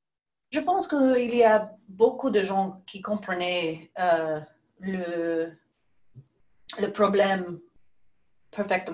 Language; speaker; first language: French; non-native, learner; English